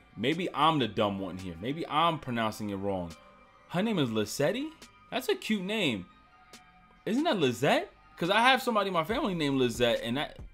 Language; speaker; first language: English; native; English